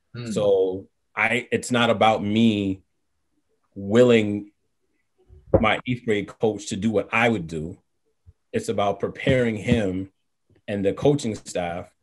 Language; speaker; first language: English; native; English